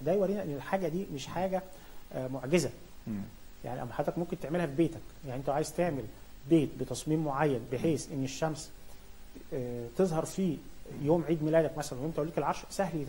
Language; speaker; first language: Arabic; native; Arabic